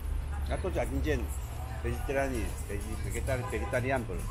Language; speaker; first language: Russian; non-native, learner; Korean